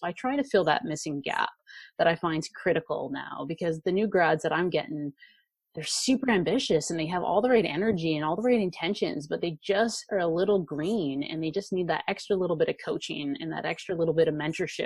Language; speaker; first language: English; native; English